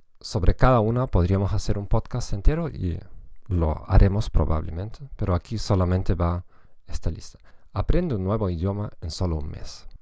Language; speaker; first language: Spanish; non-native, fluent; German